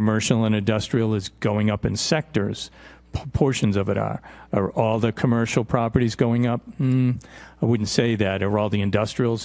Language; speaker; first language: English; native; English